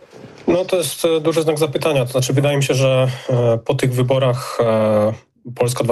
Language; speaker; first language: Polish; native; Polish